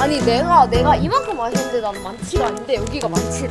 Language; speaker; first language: Korean; non-native, fluent; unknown